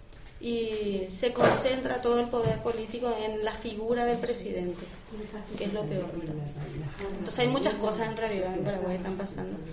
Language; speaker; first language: Spanish; native; Spanish